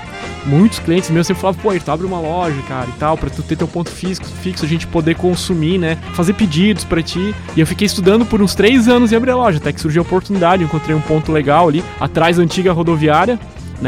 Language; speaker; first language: Portuguese; native; Portuguese